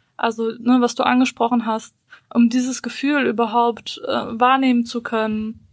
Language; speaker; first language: German; early bilingual, other home language; Bosnian